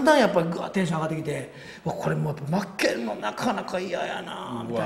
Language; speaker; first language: Japanese; native; Japanese